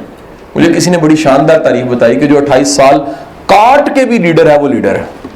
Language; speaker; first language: Urdu; native; Urdu